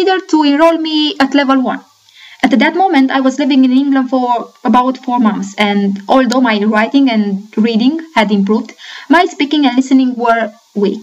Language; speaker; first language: English; non-native, fluent; Romanian